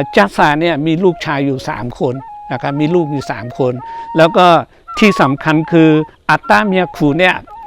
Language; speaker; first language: Thai; non-native, local second language; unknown